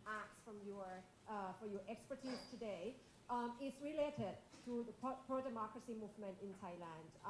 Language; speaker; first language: English; non-native, fluent; Thai